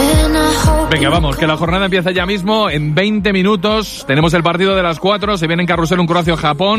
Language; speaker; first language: Spanish; native; Spanish